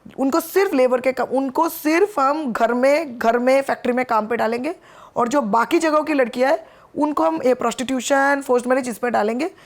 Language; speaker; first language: Hindi; non-native, local second language; Bangla